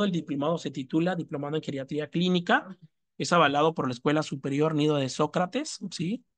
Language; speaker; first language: Spanish; native; Spanish